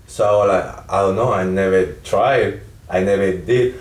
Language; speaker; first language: English; non-native, learner; Spanish